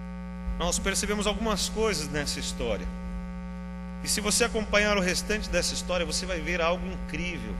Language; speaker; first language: Portuguese; native; Portuguese